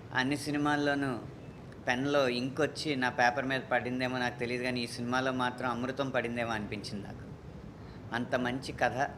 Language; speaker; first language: Telugu; native; Telugu